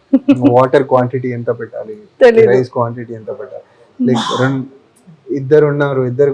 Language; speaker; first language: Telugu; non-native, fluent; Tamil